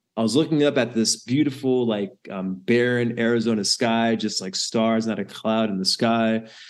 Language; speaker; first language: English; native; English